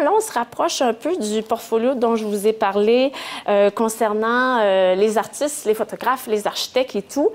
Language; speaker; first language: French; native; French